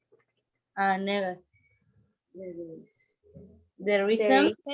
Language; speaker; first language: English; non-native, learner; Spanish